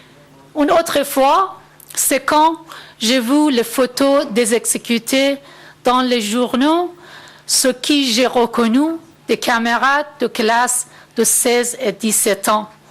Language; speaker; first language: French; non-native, fluent; Persian